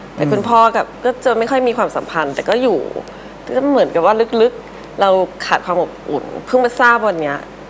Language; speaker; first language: Thai; early bilingual, heritage; Thai